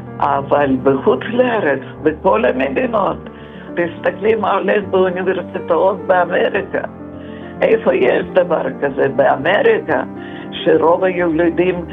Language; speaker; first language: Hebrew; non-native, fluent; Russian